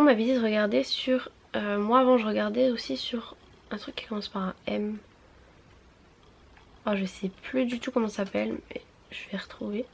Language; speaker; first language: French; native; French